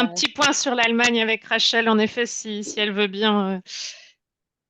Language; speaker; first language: French; native; French